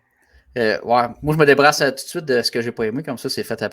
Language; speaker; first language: French; native; French